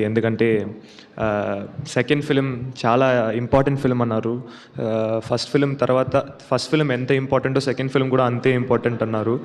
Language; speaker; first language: Telugu; non-native, learner; Tamil